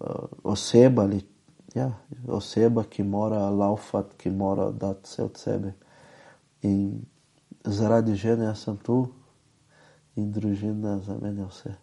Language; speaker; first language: Slovenian; non-native, fluent; Portuguese